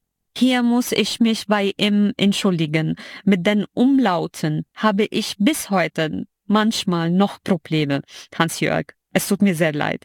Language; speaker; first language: German; non-native, fluent; Arabic